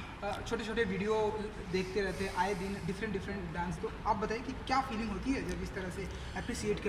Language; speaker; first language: Hindi; native; Hindi